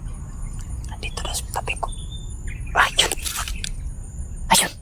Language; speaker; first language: Filipino; non-native, local second language; Cebuano